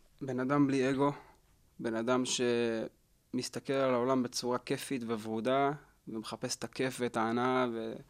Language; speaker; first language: Hebrew; native; Hebrew